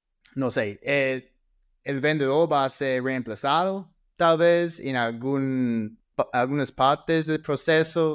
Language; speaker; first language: Spanish; non-native, fluent; English